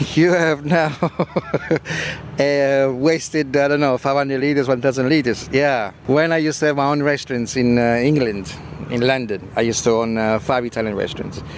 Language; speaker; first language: English; non-native, fluent; Italian